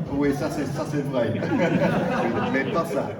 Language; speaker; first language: French; non-native, learner; English